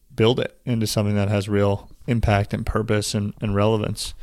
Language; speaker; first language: English; native; English